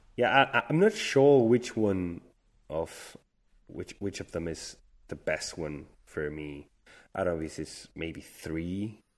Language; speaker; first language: English; non-native, fluent; Spanish